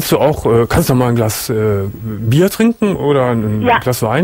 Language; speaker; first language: German; native; German